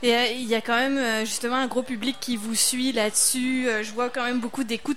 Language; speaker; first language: French; native; French